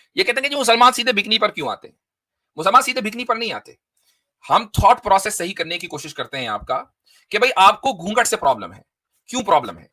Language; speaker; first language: Hindi; native; Hindi